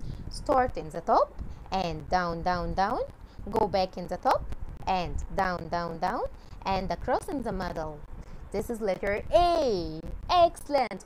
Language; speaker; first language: English; non-native, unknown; Arabic